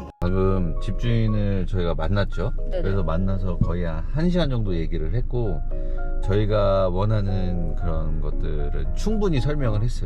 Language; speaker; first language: Korean; native; Korean